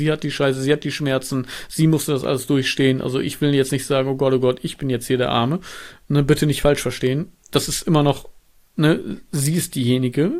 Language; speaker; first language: German; native; German